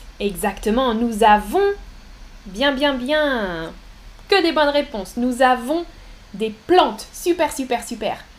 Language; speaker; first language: French; native; French